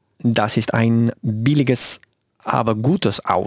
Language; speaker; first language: German; non-native, learner; Spanish